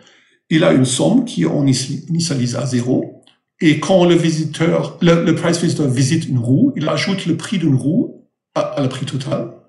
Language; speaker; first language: French; non-native, fluent; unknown